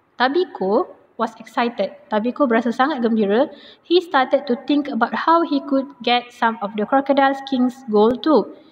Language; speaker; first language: English; non-native, local second language; Malay